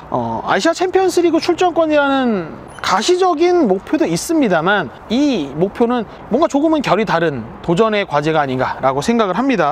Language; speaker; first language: Korean; native; Korean